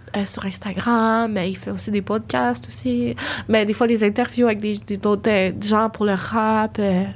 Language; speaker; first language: French; native; French